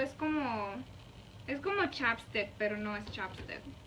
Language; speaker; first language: Spanish; early bilingual, heritage; Spanish